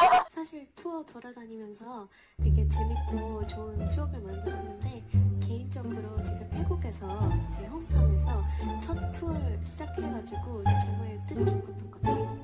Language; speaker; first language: Korean; non-native, fluent; Thai